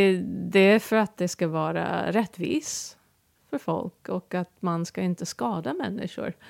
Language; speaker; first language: Swedish; non-native, fluent; English